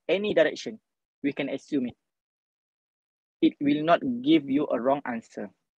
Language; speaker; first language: English; non-native, local second language; Malay